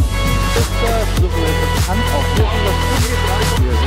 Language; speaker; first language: German; native; German